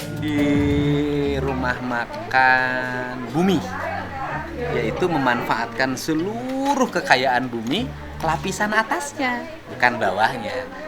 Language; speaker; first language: Indonesian; non-native, local second language; Sundanese